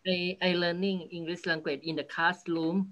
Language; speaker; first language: English; non-native, learner; Thai